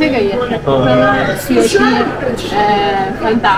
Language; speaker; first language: Chinese; non-native, learner; Russian